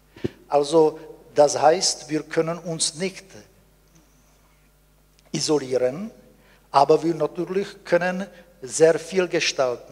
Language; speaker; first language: German; non-native, fluent; Czech